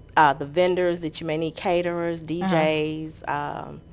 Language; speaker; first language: English; native; English